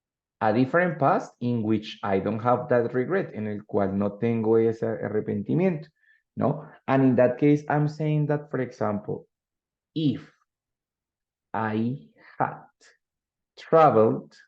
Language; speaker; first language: English; non-native, fluent; Spanish